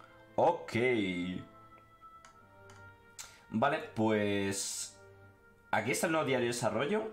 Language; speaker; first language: Spanish; native; Spanish